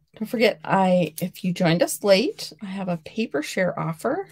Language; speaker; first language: English; native; English